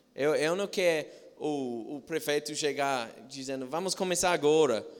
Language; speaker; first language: Portuguese; non-native, fluent; English